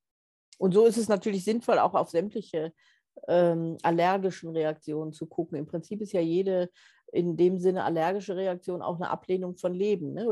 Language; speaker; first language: German; native; German